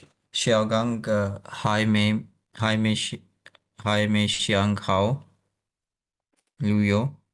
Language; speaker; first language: Chinese; non-native, learner; Urdu